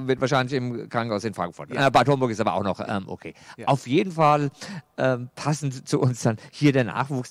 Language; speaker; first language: German; native; German